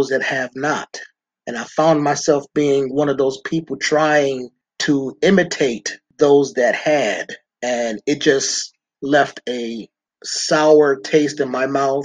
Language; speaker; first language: English; native; English